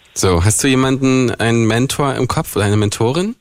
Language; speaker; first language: German; native; German